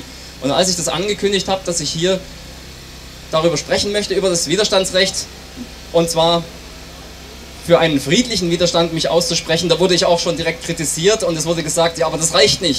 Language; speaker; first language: German; native; German